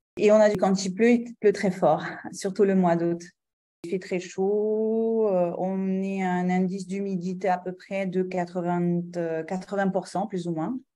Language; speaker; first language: French; non-native, local second language; Arabic